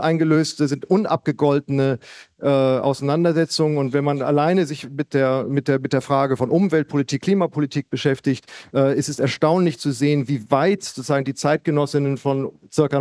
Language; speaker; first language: German; native; German